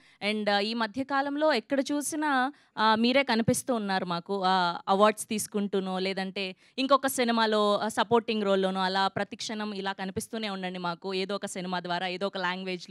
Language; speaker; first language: Telugu; native; Telugu